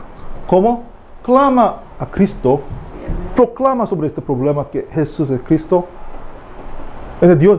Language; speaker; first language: Spanish; non-native, learner; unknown